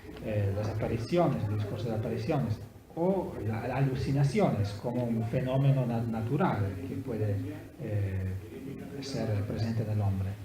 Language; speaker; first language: Spanish; non-native, fluent; Italian